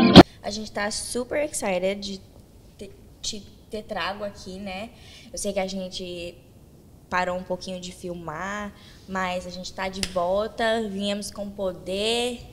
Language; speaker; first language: Portuguese; early bilingual, heritage; Portuguese